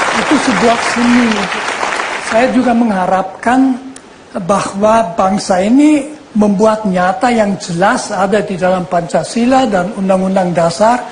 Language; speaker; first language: Indonesian; non-native, fluent; German